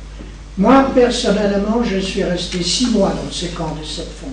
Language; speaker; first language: French; native; French